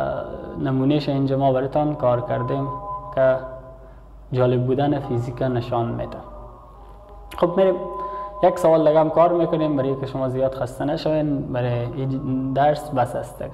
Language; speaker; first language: Persian; native; Persian